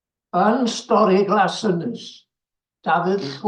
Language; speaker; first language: Welsh; native; Welsh